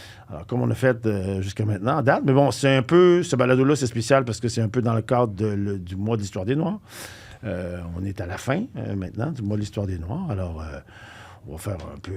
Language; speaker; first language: French; native; French